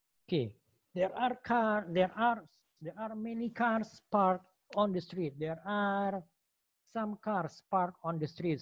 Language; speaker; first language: English; non-native, fluent; Indonesian